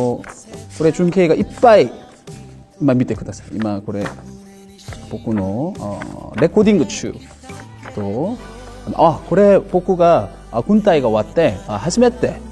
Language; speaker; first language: Japanese; non-native, fluent; Korean